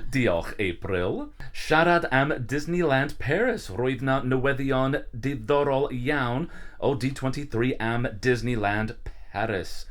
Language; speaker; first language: Welsh; non-native, learner; English